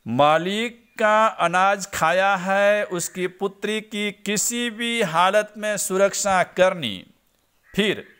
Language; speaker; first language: Hindi; non-native, local second language; Gujarati